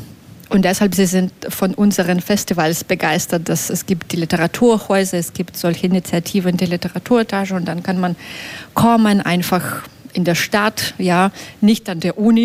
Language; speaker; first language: German; non-native, fluent; Belarusian